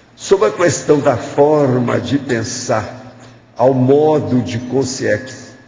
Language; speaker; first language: Portuguese; native; Portuguese